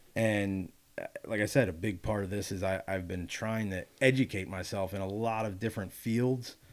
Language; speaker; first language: English; native; English